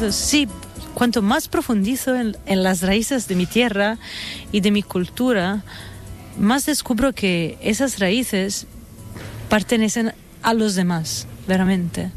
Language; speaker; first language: Spanish; non-native, fluent; Italian